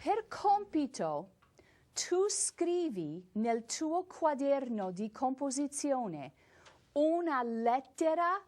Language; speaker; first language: Italian; non-native, fluent; English